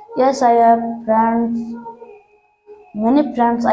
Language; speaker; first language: English; non-native, learner; Hindi